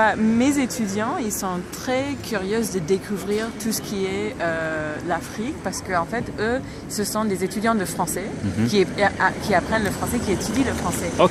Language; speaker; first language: French; non-native, fluent; English